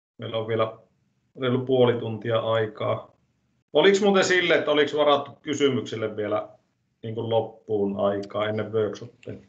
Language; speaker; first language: Finnish; native; Finnish